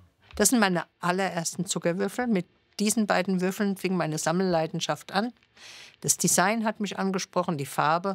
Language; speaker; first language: German; native; German